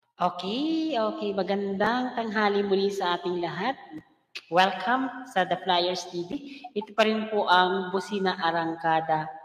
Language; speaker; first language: Filipino; non-native, local second language; Bikol